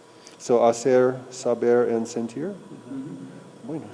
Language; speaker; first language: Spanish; non-native, learner; English